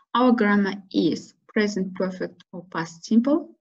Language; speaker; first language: English; non-native, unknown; Kazakh